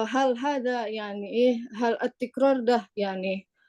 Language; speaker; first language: Arabic; non-native, learner; Indonesian